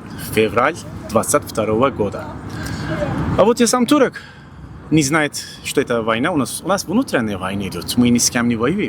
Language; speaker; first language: Russian; non-native, learner; Turkish